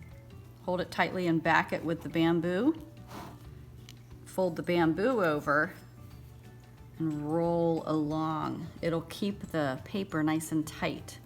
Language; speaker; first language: English; native; English